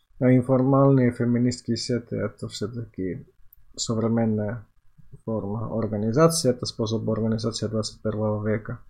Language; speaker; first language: Russian; non-native, fluent; Finnish